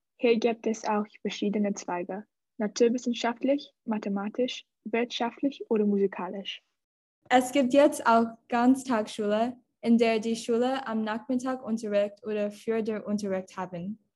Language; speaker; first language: German; non-native, learner; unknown